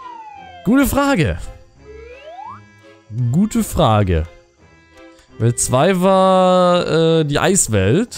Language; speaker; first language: German; native; German